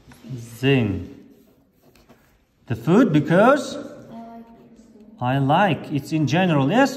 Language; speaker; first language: English; non-native, fluent; Kazakh